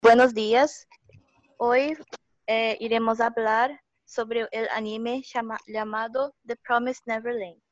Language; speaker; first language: Spanish; non-native, learner; Portuguese